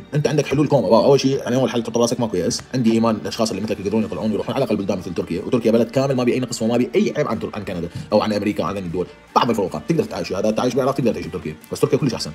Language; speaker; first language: Arabic; native; Arabic